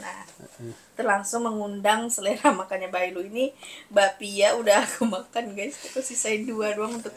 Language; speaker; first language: Indonesian; native; Indonesian